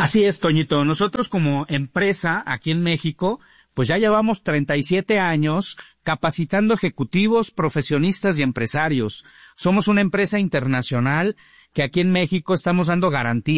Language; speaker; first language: Spanish; native; Spanish